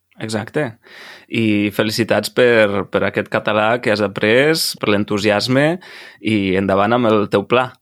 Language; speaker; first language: Catalan; native; Catalan